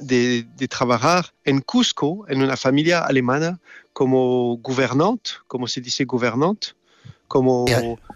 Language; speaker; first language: Spanish; non-native, fluent; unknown